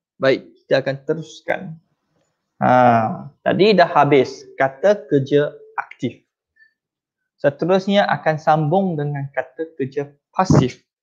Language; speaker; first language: Malay; non-native, local second language; Chinese